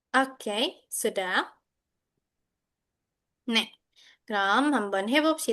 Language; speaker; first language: Korean; non-native, fluent; Indonesian